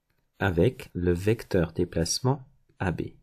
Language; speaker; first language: French; native; French